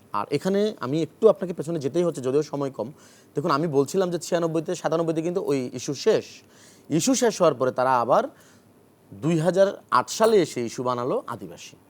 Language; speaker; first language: Bangla; native; Bangla